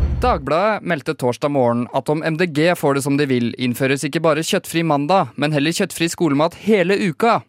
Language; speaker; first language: Norwegian; native; Norwegian